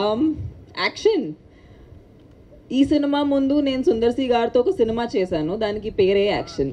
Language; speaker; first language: Telugu; non-native, local second language; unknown